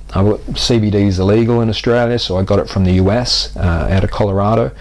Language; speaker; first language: English; native; English